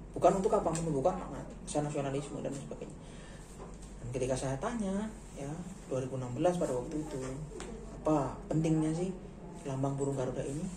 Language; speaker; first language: Indonesian; native; Indonesian